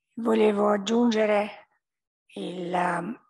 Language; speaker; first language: Italian; native; Italian